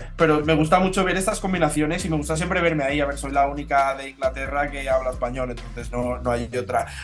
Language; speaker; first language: Spanish; non-native, local second language; Catalan